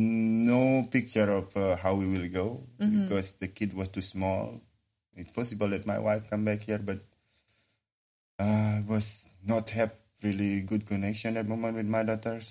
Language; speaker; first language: English; non-native, learner; Indonesian